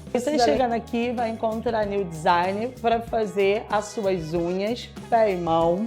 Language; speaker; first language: Portuguese; native; Portuguese